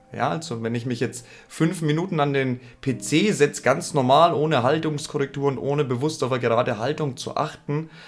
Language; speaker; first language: German; native; German